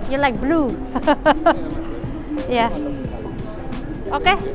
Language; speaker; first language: English; non-native, learner; Indonesian